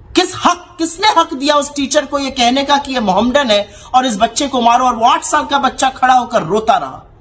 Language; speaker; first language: Hindi; native; Hindi